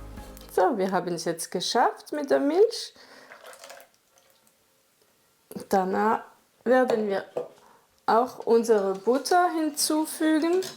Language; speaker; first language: German; non-native, fluent; French